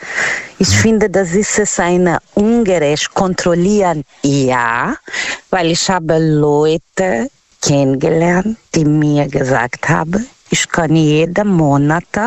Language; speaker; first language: German; non-native, learner; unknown